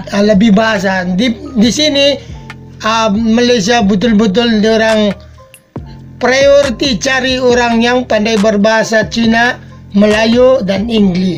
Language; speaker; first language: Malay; non-native, learner; Filipino